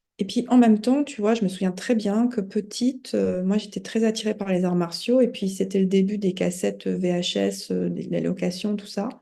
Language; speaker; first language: French; native; French